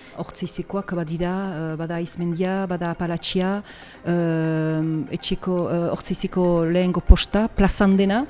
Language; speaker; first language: Basque; native; Basque